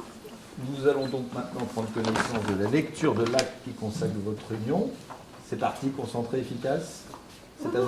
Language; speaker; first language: French; native; French